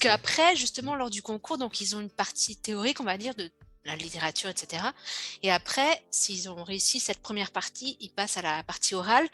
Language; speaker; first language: French; native; French